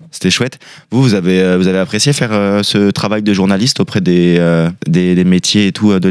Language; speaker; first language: French; native; French